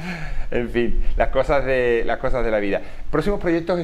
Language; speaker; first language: Spanish; native; Spanish